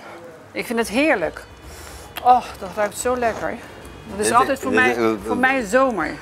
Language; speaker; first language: Dutch; native; Dutch